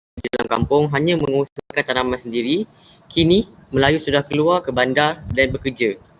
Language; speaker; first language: Malay; native; Malay